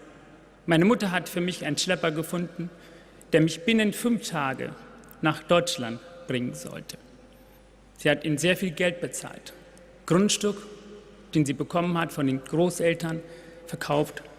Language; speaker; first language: German; non-native, fluent; Tamil